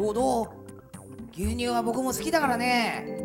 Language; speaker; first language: Japanese; native; Japanese